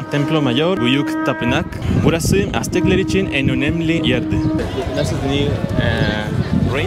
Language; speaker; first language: Turkish; non-native, fluent; Spanish